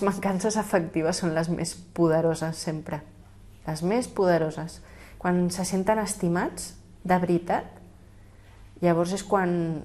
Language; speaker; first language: Catalan; native; Catalan